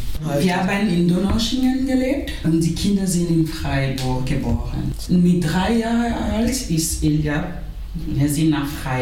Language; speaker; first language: German; non-native, fluent; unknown